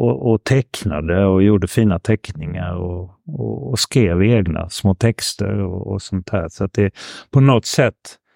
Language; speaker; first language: Swedish; early bilingual, heritage; Swedish